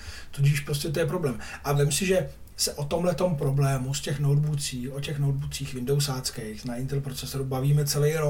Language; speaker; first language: Czech; native; Czech